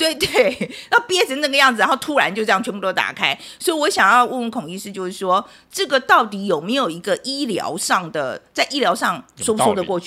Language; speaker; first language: Chinese; native; Chinese